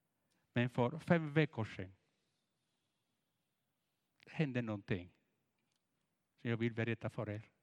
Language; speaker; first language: Swedish; non-native, fluent; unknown